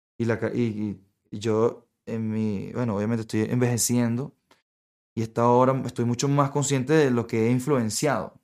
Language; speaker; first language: Spanish; native; Spanish